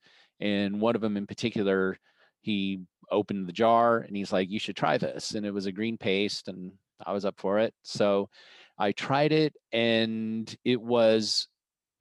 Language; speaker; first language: English; native; English